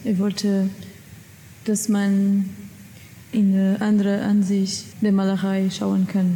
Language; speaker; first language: German; non-native, learner; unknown